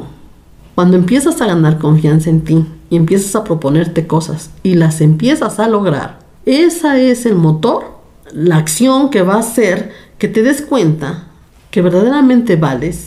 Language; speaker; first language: Spanish; native; Spanish